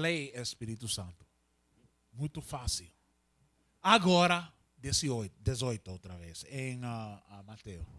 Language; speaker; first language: Portuguese; non-native, learner; Spanish